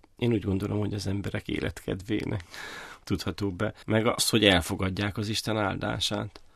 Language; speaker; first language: Hungarian; native; Hungarian